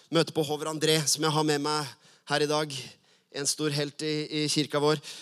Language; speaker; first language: Norwegian; native; Norwegian